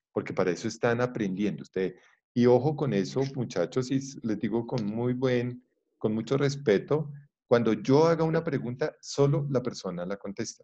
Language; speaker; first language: Spanish; native; Spanish